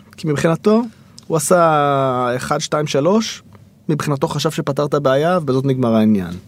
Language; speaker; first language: Hebrew; native; Hebrew